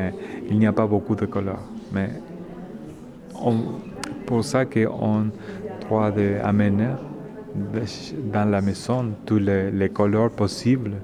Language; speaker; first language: French; non-native, learner; Spanish